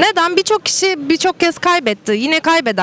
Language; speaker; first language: Turkish; native; Turkish